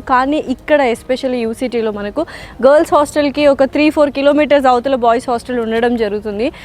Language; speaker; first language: Telugu; native; Telugu